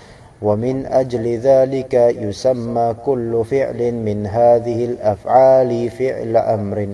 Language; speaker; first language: Arabic; non-native, fluent; Indonesian